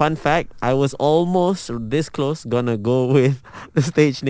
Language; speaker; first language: English; non-native, local second language; Malay